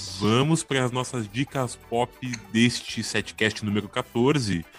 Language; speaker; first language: Portuguese; native; Portuguese